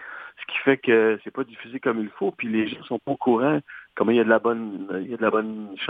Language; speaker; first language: French; native; French